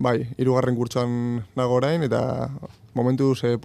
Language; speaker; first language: Basque; non-native, local second language; Spanish